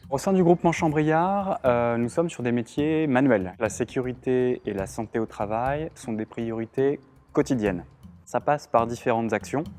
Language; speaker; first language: French; native; French